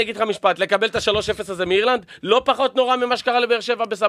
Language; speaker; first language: Hebrew; native; Hebrew